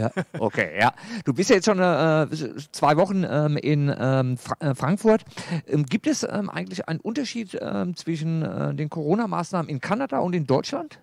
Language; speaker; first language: German; native; German